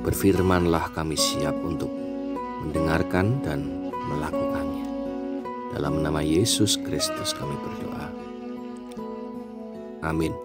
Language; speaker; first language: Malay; non-native, local second language; Javanese